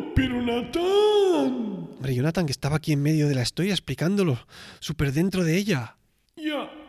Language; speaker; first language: Spanish; native; Spanish